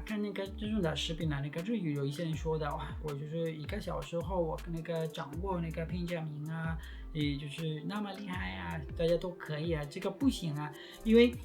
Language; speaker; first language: Chinese; non-native, fluent; Spanish